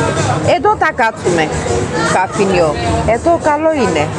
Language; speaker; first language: Greek; non-native, learner; Armenian